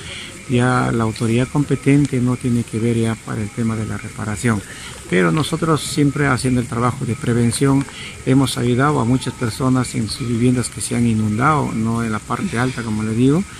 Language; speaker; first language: Spanish; native; Spanish